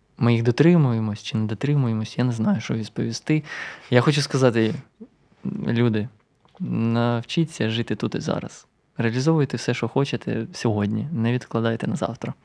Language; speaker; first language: Ukrainian; non-native, local second language; Russian